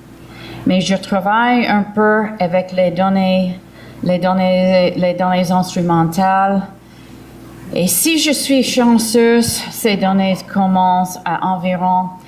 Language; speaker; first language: French; early bilingual, heritage; English